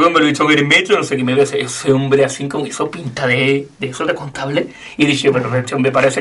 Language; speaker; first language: Spanish; native; Spanish